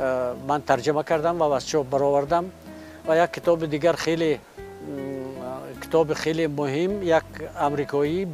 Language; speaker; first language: Persian; non-native, local second language; Shughni